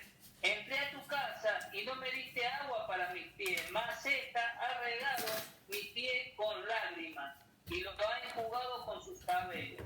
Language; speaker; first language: Spanish; native; Spanish